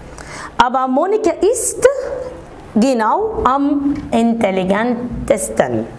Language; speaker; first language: German; non-native, fluent; Arabic